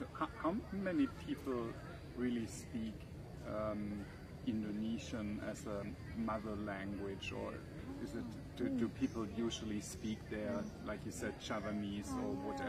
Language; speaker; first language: English; non-native, fluent; German